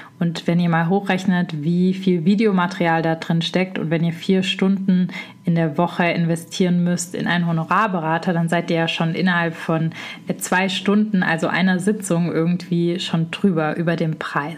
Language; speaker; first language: German; native; German